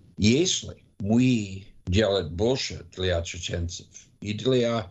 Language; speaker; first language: Russian; non-native, learner; English